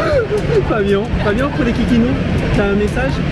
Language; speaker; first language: French; native; French